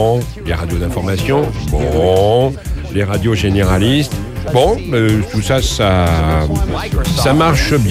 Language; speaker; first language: French; native; French